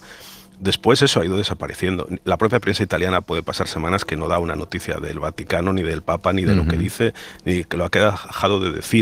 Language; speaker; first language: Spanish; native; Spanish